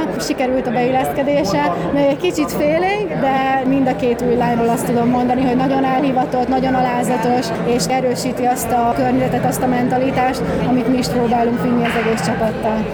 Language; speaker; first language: Hungarian; native; Hungarian